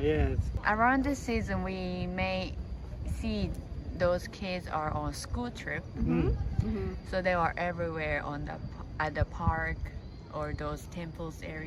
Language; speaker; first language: English; non-native, fluent; Japanese